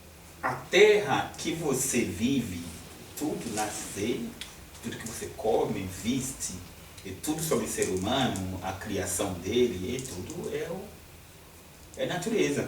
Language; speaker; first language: Portuguese; non-native, fluent; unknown